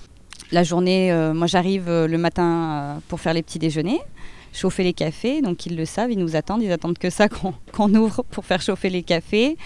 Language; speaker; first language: French; native; French